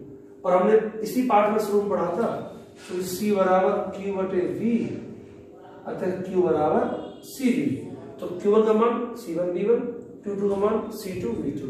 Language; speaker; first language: Hindi; native; Hindi